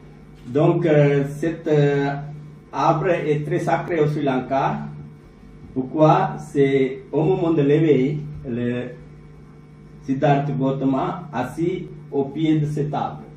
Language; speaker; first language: French; non-native, learner; Sinhala